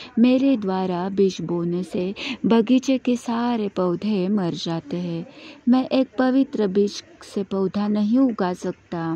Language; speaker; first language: Hindi; non-native, local second language; Marathi